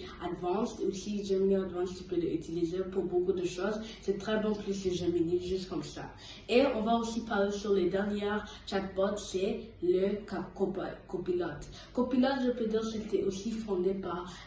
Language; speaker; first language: French; early bilingual, heritage; French